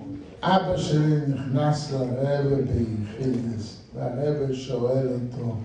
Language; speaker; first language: Hebrew; non-native, fluent; Yiddish